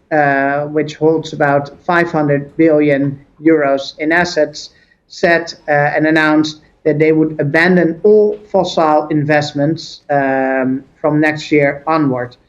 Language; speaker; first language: English; non-native, fluent; Dutch